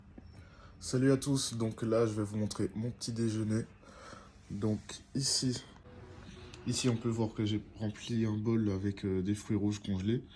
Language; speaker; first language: French; native; French